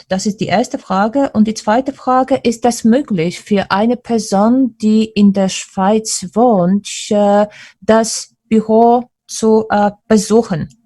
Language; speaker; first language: German; non-native, fluent; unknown